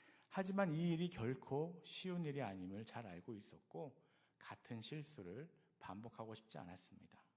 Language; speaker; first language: Korean; native; Korean